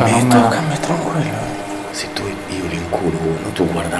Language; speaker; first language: Italian; non-native, learner; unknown